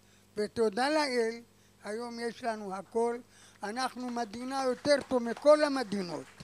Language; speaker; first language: Hebrew; non-native, fluent; Arabic